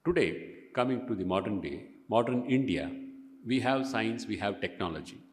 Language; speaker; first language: English; non-native, local second language; Kannada